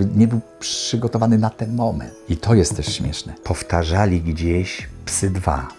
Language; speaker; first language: Polish; native; Polish